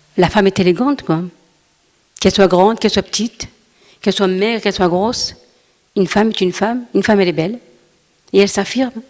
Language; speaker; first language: French; non-native, local second language; Arabic